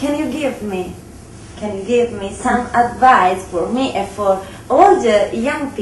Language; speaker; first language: English; non-native, learner; Italian